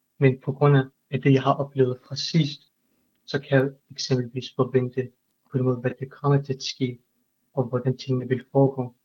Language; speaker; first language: Danish; non-native, fluent; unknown